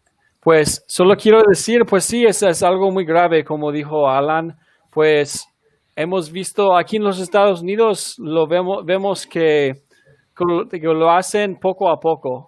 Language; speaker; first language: Spanish; non-native, fluent; English